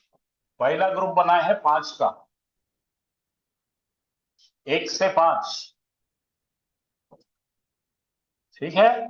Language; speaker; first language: Hindi; native; Hindi